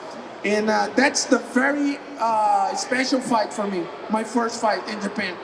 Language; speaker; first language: English; non-native, learner; Portuguese